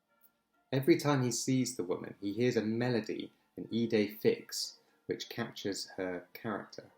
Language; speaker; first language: English; native; English